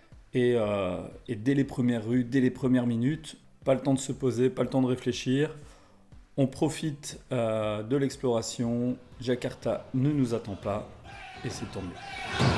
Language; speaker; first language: French; native; French